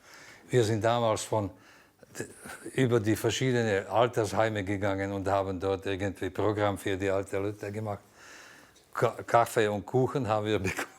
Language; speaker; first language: German; non-native, fluent; Slovak